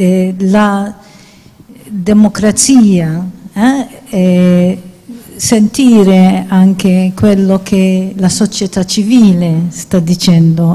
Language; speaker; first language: Italian; non-native, fluent; Maltese